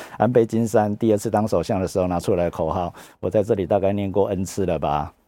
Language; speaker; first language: Chinese; native; Chinese